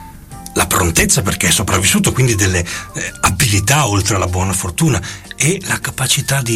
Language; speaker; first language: Italian; native; Italian